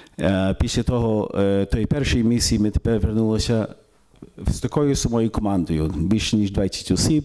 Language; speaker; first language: Ukrainian; early bilingual, heritage; Ukrainian